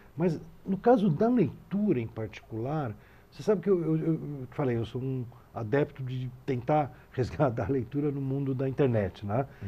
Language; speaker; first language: Portuguese; native; Portuguese